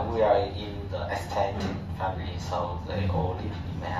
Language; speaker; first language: English; non-native, learner; Vietnamese